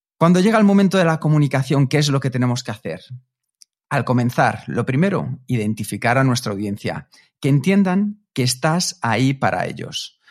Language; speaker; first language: Spanish; native; Spanish